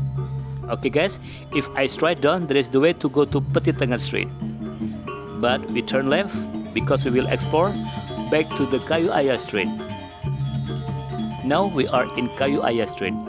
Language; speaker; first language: English; non-native, learner; Indonesian